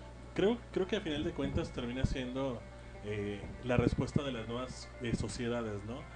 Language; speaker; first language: Spanish; native; Spanish